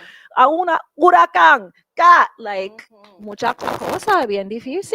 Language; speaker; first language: Spanish; non-native, learner; English